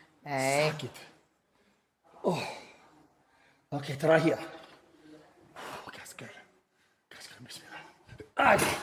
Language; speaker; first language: Indonesian; non-native, fluent; English